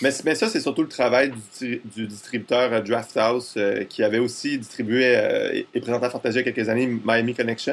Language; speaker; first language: French; native; French